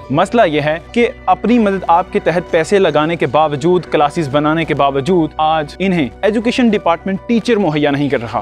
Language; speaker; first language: Urdu; non-native, local second language; Punjabi